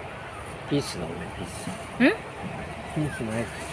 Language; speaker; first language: English; non-native, learner; Japanese